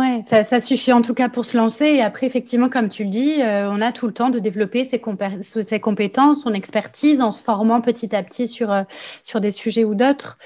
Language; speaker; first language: French; native; French